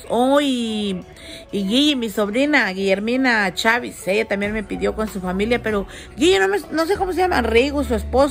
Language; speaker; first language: Spanish; native; Spanish